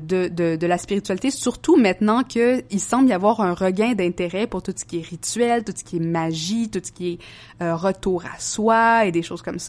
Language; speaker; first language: French; native; French